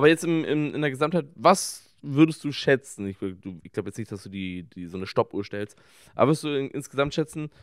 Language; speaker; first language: German; native; German